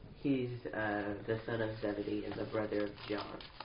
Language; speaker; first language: English; native; English